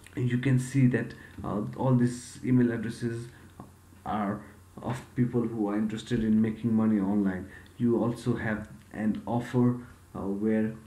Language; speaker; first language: English; non-native, local second language; Nepali